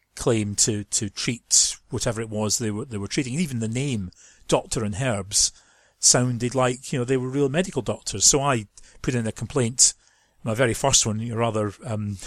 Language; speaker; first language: English; native; English